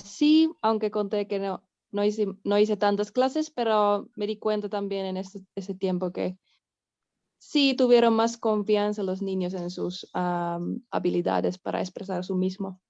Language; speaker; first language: Spanish; non-native, fluent; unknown